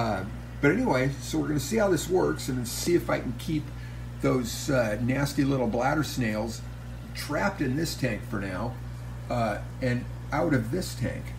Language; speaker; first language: English; native; English